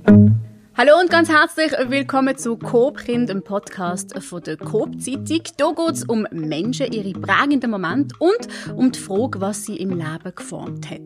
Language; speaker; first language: German; native; German